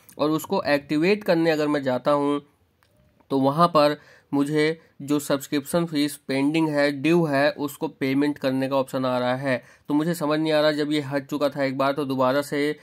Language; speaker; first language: Hindi; native; Hindi